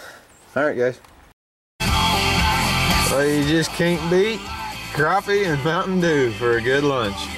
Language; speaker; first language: English; native; English